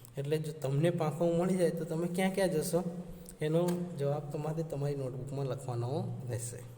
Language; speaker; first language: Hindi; non-native, local second language; Gujarati